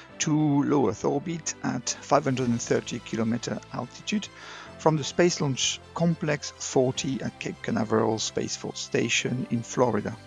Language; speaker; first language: English; non-native, fluent; French